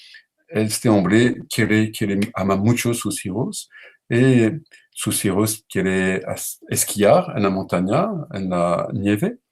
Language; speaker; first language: Spanish; non-native, learner; French